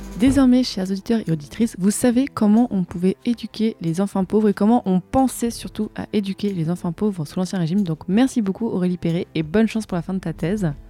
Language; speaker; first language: French; native; French